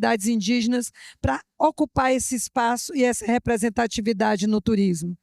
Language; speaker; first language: Portuguese; native; Portuguese